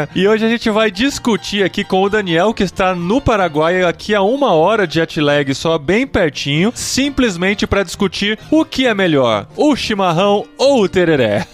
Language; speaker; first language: Portuguese; native; Portuguese